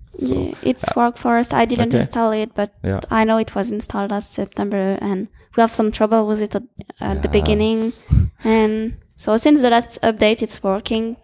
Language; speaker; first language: English; non-native, fluent; French